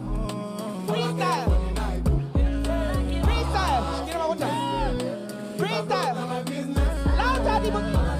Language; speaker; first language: German; native; German